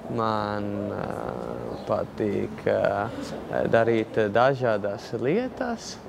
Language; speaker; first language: Latvian; non-native, learner; Italian